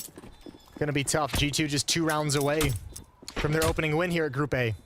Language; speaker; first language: English; native; English